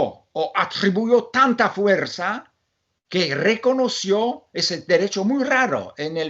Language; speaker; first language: Spanish; non-native, fluent; Polish